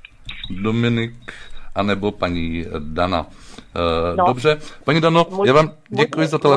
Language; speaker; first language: Czech; native; Czech